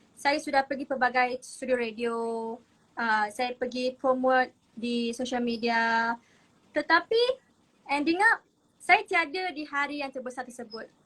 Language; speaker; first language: Malay; native; Malay